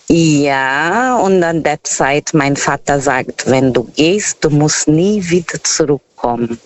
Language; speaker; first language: German; non-native, fluent; Portuguese